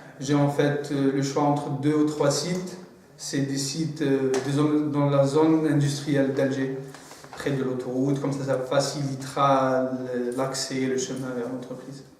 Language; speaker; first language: French; non-native, local second language; Arabic